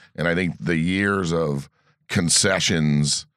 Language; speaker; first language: English; native; English